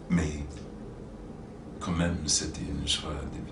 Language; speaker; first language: French; non-native, fluent; English